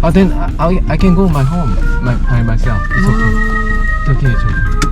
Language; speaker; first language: English; non-native, learner; Korean